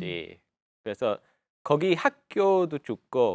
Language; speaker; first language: Korean; non-native, fluent; English